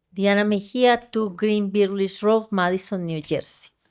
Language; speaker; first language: English; non-native, fluent; Spanish